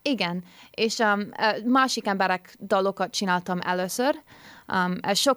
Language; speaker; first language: Hungarian; early bilingual, heritage; English